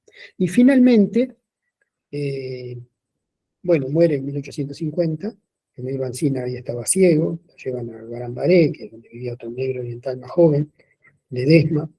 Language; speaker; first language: Spanish; native; Spanish